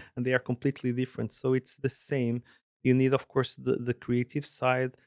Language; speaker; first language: English; non-native, fluent; Portuguese